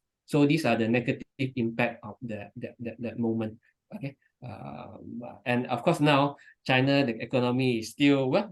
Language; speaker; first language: English; non-native, fluent; Malay